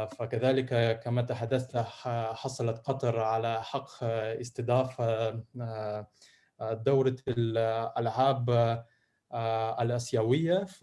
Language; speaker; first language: Arabic; non-native, learner; Russian